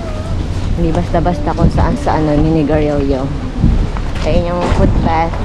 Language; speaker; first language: Filipino; native; Filipino